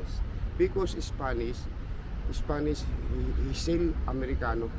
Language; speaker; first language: English; non-native, local second language; Filipino